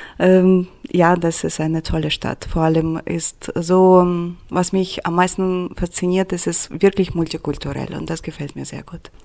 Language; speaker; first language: German; non-native, fluent; Russian